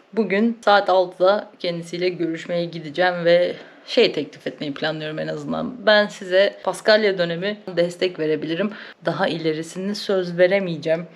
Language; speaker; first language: Turkish; native; Turkish